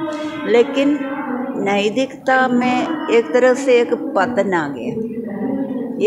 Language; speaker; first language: Hindi; non-native, local second language; Malayalam